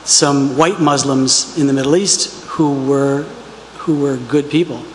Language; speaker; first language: English; native; English